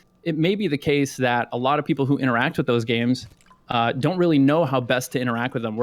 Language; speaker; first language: English; native; English